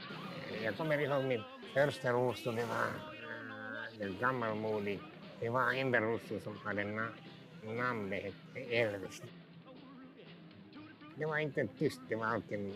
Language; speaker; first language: Swedish; non-native, local second language; Finnish